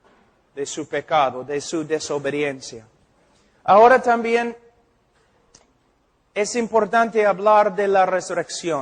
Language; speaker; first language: Spanish; non-native, fluent; English